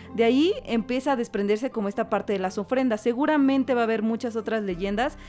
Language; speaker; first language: Spanish; native; Spanish